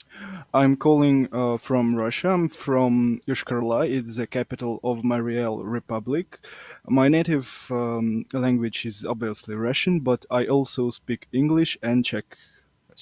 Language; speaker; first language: English; non-native, fluent; Russian